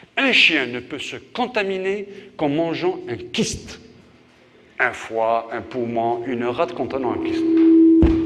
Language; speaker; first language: French; non-native, local second language; Arabic